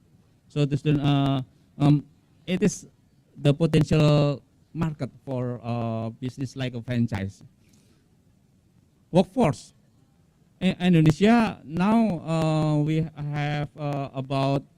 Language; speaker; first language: English; non-native, fluent; Indonesian